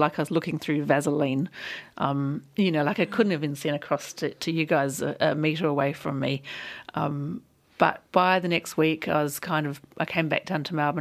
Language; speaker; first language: English; native; English